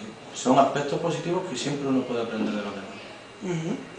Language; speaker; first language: Spanish; native; Spanish